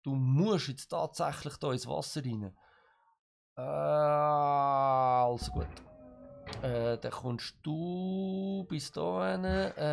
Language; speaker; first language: German; native; German